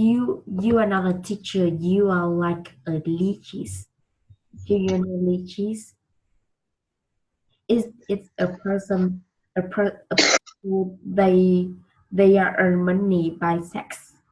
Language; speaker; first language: English; non-native, learner; Vietnamese